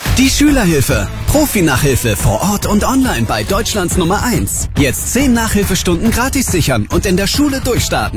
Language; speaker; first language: German; native; German